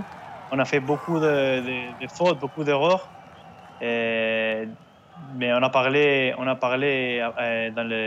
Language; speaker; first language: French; non-native, learner; Spanish